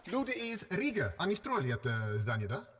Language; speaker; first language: Russian; non-native, learner; English